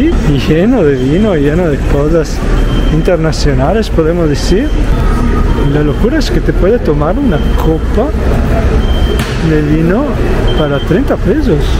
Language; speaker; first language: Spanish; non-native, fluent; Italian